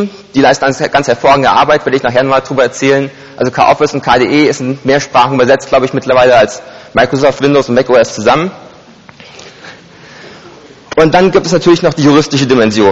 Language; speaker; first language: German; native; German